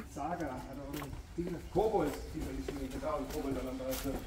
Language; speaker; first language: Indonesian; non-native, learner; German